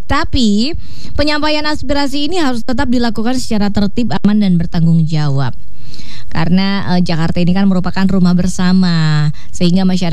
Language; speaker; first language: Indonesian; native; Indonesian